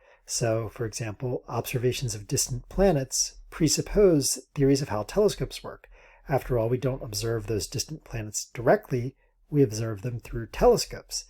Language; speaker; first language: English; native; English